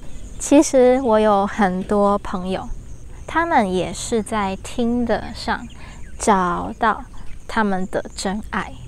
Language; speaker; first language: Chinese; non-native, learner; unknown